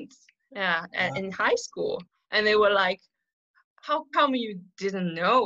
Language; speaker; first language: English; non-native, fluent; Wu Chinese